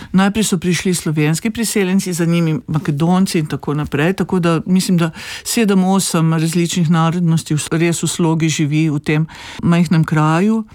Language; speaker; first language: Slovenian; native; Slovenian